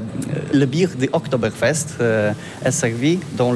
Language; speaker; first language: French; non-native, learner; Polish